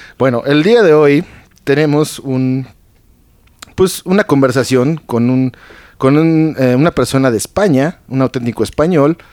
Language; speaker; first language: Spanish; native; Spanish